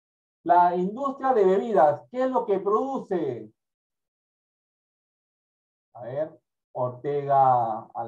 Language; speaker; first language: Spanish; native; Spanish